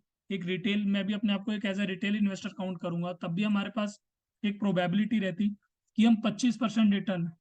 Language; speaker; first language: Hindi; native; Hindi